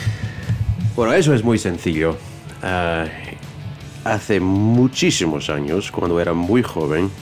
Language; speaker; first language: Spanish; non-native, fluent; English